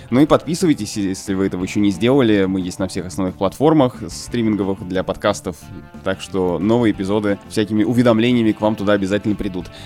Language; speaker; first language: Russian; native; Russian